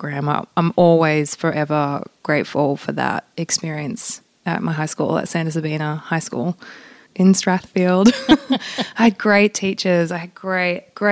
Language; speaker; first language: English; non-native, local second language; Polish